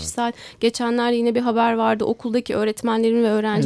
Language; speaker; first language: Turkish; native; Turkish